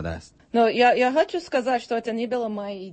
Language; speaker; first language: Russian; non-native, fluent; English